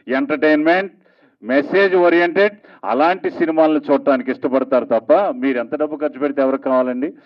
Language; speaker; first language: Telugu; native; Telugu